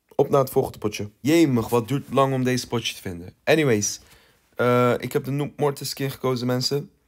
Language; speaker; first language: Dutch; early bilingual, other home language; Turkish